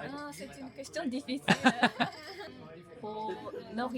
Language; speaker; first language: French; non-native, learner; Japanese